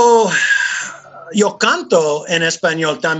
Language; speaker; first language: Spanish; non-native, learner; English